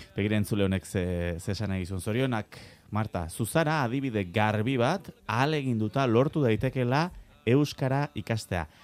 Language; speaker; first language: Basque; native; Basque